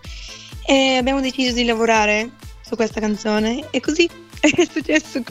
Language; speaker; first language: Italian; non-native, fluent; Bulgarian